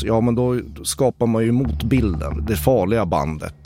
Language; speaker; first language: Swedish; native; Swedish